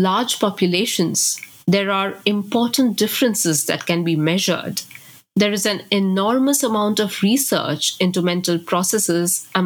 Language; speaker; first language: English; non-native, local second language; Bangla